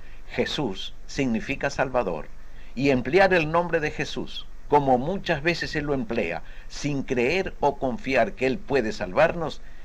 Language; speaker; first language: Spanish; native; Spanish